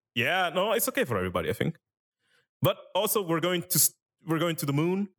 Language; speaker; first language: English; non-native, fluent; Italian